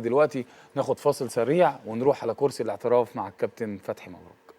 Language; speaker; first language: Arabic; native; Arabic